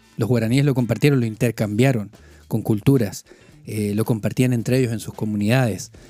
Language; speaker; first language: Spanish; native; Spanish